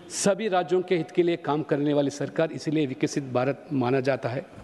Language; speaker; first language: Hindi; non-native, local second language; Telugu